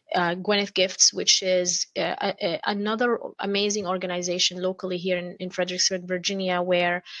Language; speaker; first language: English; non-native, fluent; Arabic